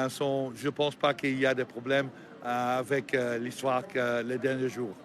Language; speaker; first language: French; non-native, learner; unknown